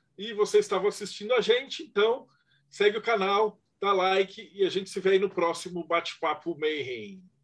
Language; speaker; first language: Portuguese; native; Portuguese